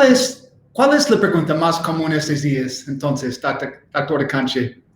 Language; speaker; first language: Spanish; non-native, learner; English